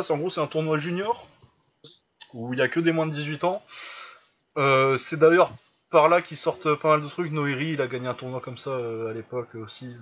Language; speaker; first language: French; native; French